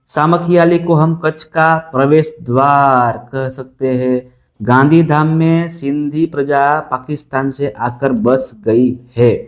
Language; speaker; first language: Hindi; non-native, local second language; Gujarati